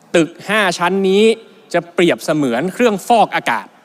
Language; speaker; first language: Thai; native; Thai